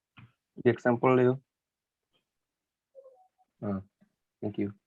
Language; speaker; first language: English; non-native, learner; Indonesian